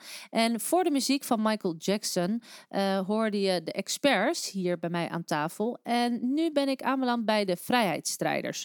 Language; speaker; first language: Dutch; native; Dutch